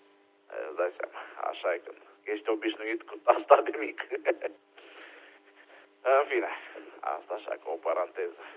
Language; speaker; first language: Romanian; native; Romanian